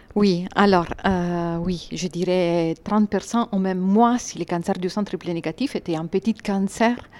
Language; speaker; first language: French; non-native, fluent; Italian